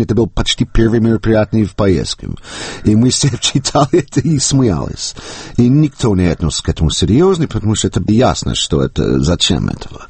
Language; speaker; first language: Russian; non-native, fluent; English